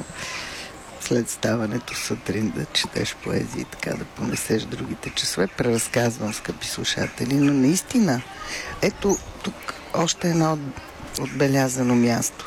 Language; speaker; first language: Bulgarian; native; Bulgarian